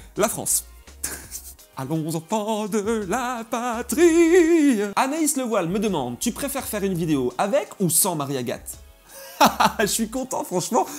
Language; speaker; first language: French; native; French